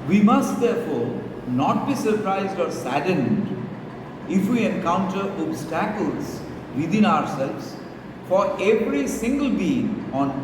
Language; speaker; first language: English; non-native, local second language; Bangla